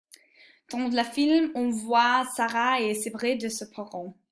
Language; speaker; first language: French; non-native, learner; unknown